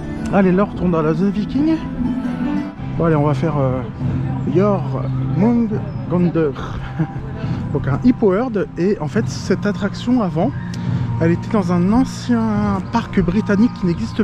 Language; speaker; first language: French; native; French